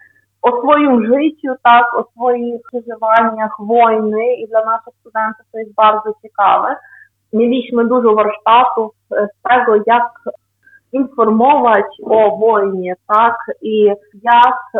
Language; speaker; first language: Polish; non-native, fluent; Ukrainian